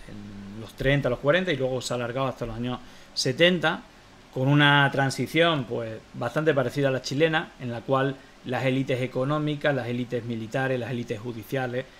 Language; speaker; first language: Spanish; native; Spanish